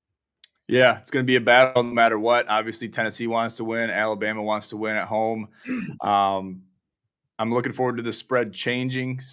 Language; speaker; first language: English; native; English